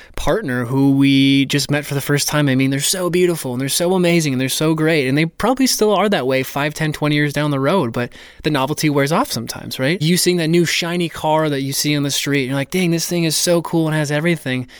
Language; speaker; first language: English; native; English